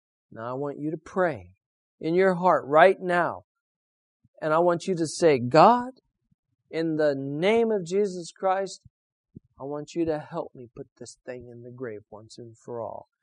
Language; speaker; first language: English; native; English